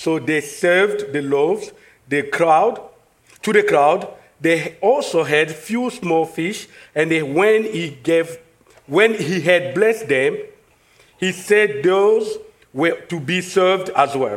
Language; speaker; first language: English; non-native, fluent; French